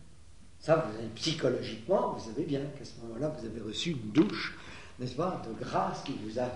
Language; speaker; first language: French; native; French